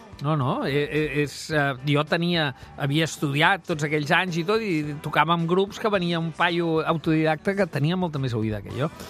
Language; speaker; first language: Catalan; native; Catalan